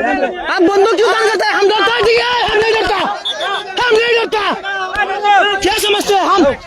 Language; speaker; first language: Hindi; non-native, learner; Bangla